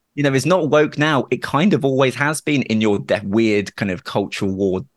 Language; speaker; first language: English; native; English